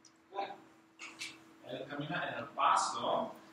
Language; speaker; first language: Spanish; non-native, learner; English